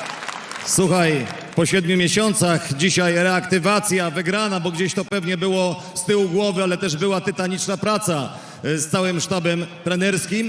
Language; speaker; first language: Polish; native; Polish